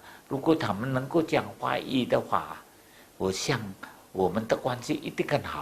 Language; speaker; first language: Chinese; early bilingual, heritage; Chinese